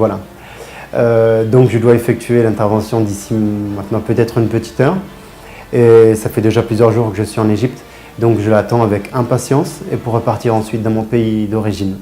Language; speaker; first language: French; native; French